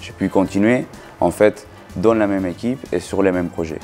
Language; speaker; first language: French; non-native, fluent; Spanish